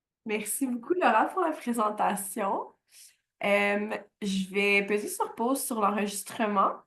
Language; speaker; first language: French; native; French